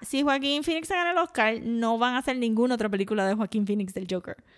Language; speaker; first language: Spanish; early bilingual, heritage; Spanish